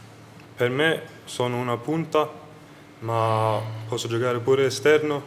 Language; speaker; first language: Italian; non-native, fluent; Swedish